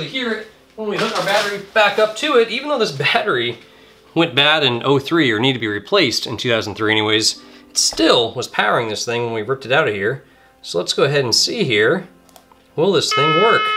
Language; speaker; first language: English; native; English